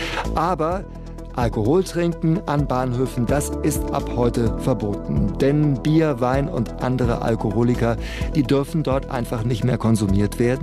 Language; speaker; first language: German; native; German